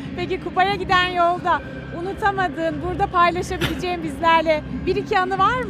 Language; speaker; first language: Turkish; native; Turkish